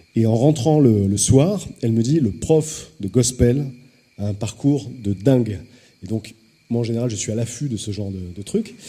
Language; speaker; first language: French; native; French